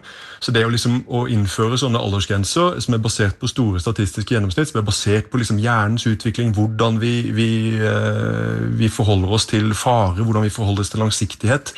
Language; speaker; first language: Norwegian; native; Norwegian